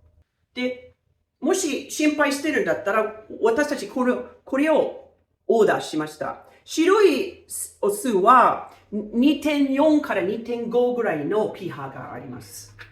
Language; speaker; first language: Japanese; non-native, fluent; English